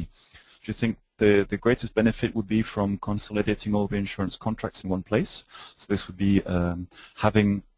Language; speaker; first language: English; native; English